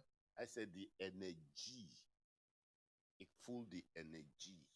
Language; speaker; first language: Dutch; non-native, fluent; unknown